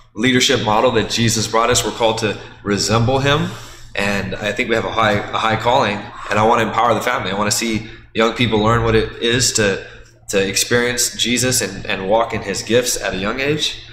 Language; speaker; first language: English; native; English